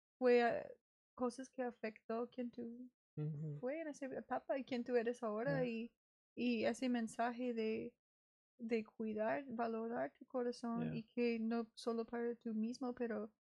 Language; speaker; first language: Spanish; non-native, learner; English